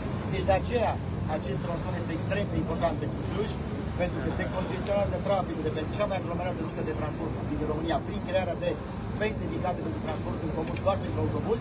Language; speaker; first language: Romanian; native; Romanian